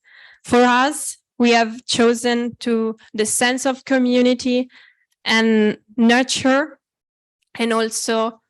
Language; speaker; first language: English; non-native, fluent; Italian